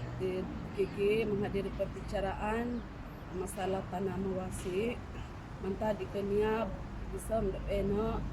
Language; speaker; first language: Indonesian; non-native, local second language; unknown